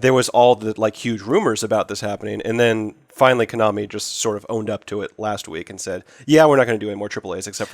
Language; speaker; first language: English; native; English